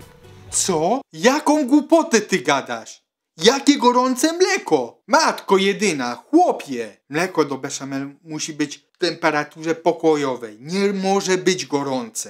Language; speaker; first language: Polish; non-native, fluent; Italian